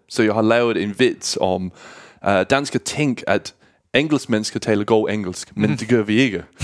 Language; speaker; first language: Danish; non-native, learner; English